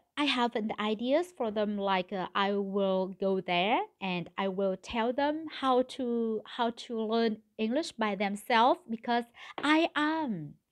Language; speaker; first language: English; non-native, learner; Vietnamese